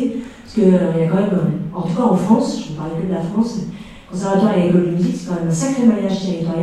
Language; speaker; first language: French; native; French